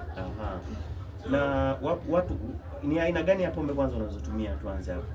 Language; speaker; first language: Swahili; native; Swahili